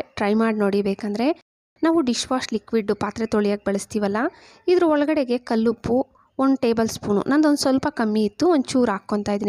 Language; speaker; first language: Kannada; native; Kannada